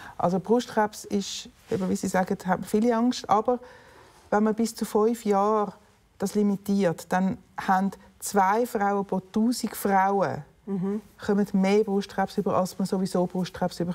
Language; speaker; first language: German; native; German